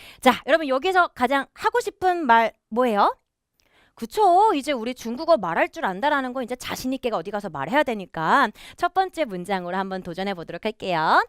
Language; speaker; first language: Korean; native; Korean